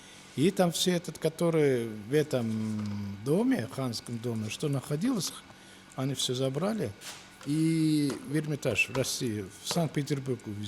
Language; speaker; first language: Russian; non-native, local second language; Azerbaijani